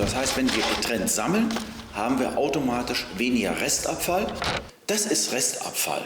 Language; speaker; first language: German; native; German